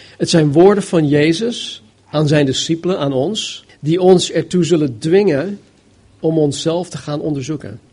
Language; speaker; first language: Dutch; non-native, fluent; English